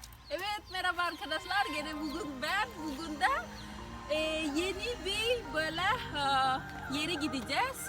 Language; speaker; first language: Turkish; non-native, learner; Indonesian